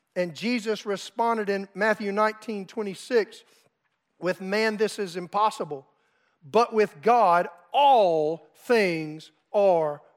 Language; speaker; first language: English; native; English